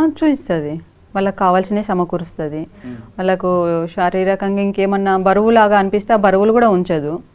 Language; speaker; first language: Telugu; native; Telugu